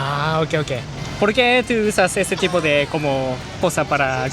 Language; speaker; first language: Spanish; non-native, learner; Japanese